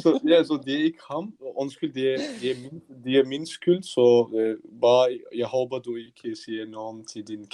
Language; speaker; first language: Danish; non-native, learner; Turkish